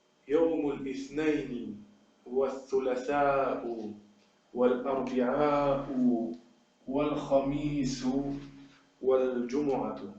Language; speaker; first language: Arabic; non-native, fluent; French